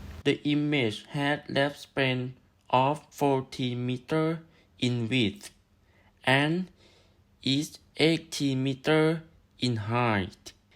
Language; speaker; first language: English; non-native, learner; Thai